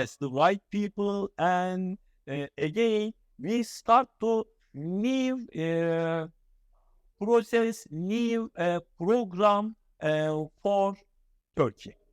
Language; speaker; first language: English; non-native, fluent; Turkish